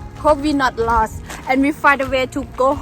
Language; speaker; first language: English; non-native, learner; Thai